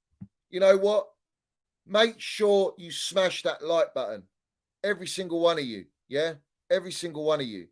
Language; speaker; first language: English; native; English